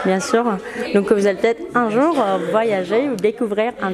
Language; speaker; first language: French; non-native, fluent; Indonesian